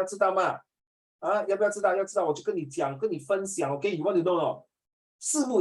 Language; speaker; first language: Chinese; native; Chinese